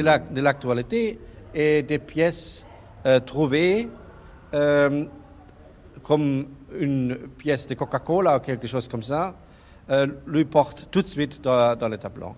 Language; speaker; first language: French; non-native, learner; German